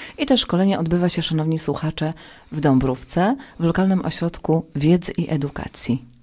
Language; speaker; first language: Polish; native; Polish